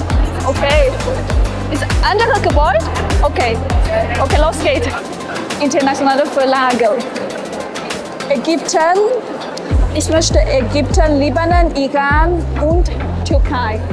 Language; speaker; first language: German; non-native, learner; Chinese